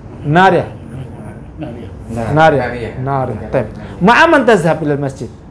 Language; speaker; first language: Arabic; non-native, fluent; Indonesian